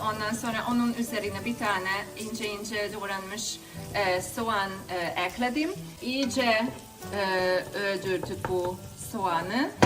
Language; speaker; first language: Turkish; non-native, fluent; Hungarian